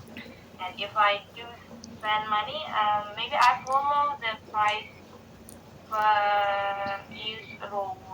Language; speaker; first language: English; non-native, learner; Indonesian